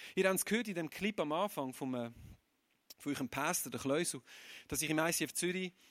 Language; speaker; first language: German; native; German